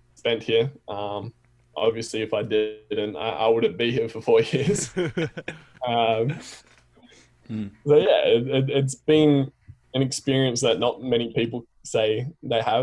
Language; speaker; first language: English; native; English